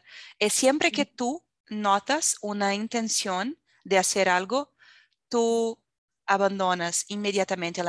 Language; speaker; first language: Spanish; non-native, fluent; Portuguese